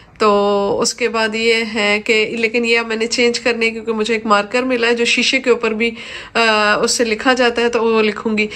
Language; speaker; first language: Urdu; non-native, local second language; Punjabi